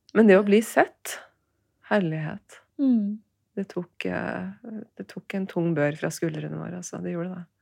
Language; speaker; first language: Norwegian; early bilingual, other home language; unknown